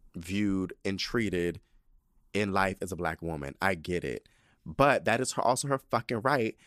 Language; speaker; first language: English; early bilingual, other home language; Spanish